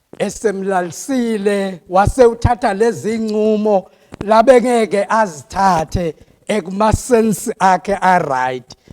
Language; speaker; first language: Zulu; non-native, local second language; South Ndebele